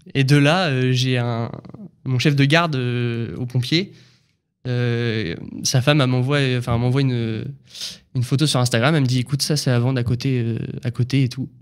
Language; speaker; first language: French; native; French